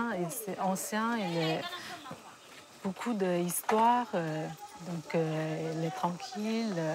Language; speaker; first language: French; non-native, learner; Chinese